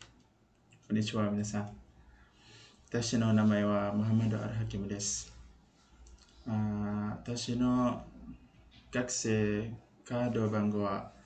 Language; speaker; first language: Japanese; non-native, learner; Malay